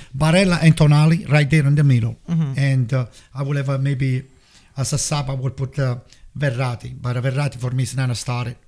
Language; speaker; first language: English; non-native, fluent; Italian